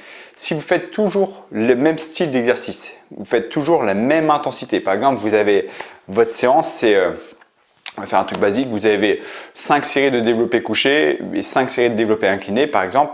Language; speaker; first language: French; native; French